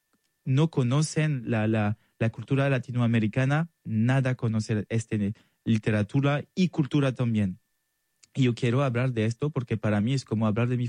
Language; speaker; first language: Spanish; non-native, fluent; French